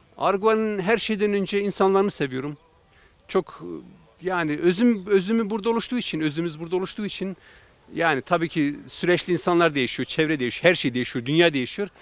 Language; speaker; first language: Turkish; native; Turkish